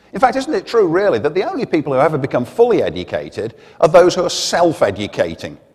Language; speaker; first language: English; native; English